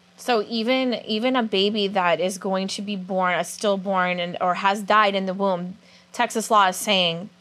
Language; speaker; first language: English; native; English